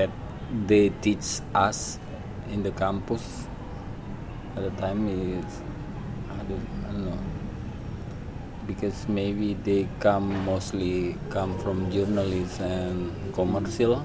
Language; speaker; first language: English; non-native, learner; Indonesian